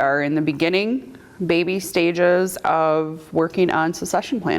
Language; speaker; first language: English; native; English